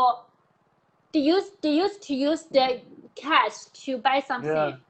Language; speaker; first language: English; non-native, learner; Chinese